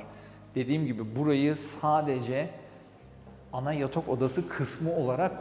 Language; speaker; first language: Turkish; native; Turkish